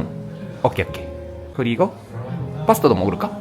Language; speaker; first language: Korean; non-native, learner; Japanese